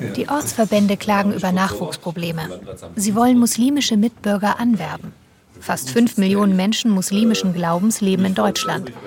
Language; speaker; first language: German; native; German